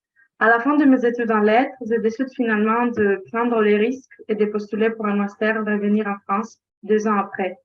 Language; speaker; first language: French; non-native, fluent; Greek